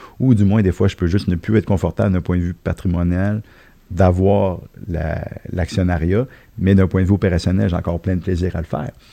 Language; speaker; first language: French; native; French